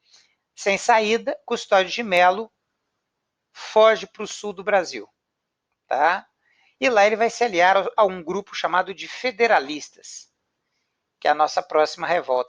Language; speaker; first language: Portuguese; native; Portuguese